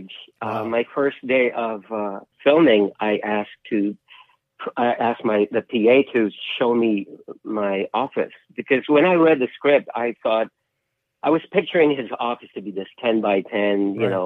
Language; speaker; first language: English; non-native, local second language; Filipino